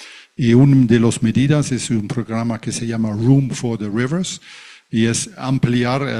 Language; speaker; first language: Spanish; non-native, fluent; Dutch